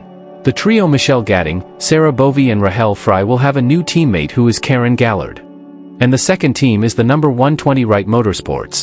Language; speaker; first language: English; non-native, fluent; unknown